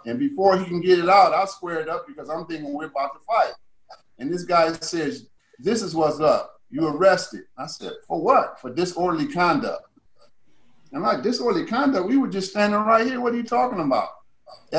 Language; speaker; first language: English; native; English